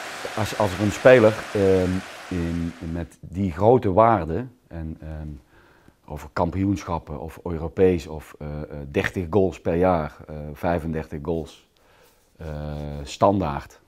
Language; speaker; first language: Dutch; native; Dutch